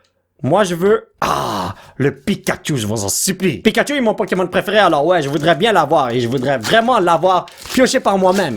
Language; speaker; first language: French; native; French